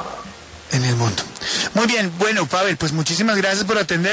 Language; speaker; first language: Spanish; native; Spanish